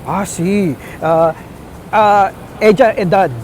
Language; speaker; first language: Spanish; non-native, learner; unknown